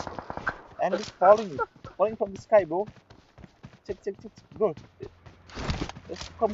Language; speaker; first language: English; non-native, learner; Nepali